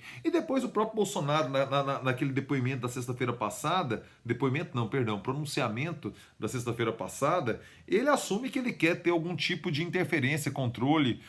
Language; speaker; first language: Portuguese; native; Portuguese